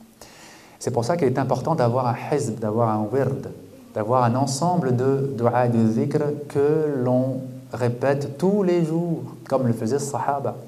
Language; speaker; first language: French; native; French